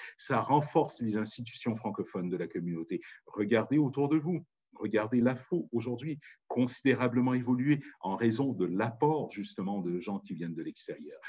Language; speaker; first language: French; native; French